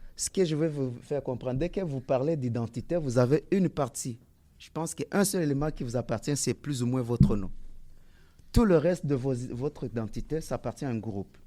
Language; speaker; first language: French; native; French